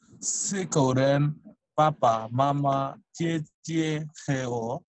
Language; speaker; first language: Chinese; non-native, learner; Bangla